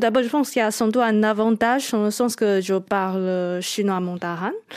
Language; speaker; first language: French; non-native, fluent; Chinese